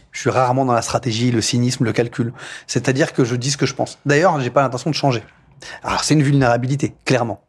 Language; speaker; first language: French; native; French